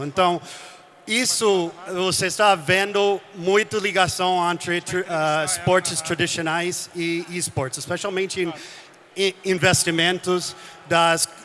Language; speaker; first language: Portuguese; non-native, fluent; English